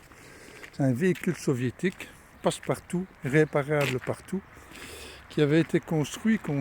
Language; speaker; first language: French; native; French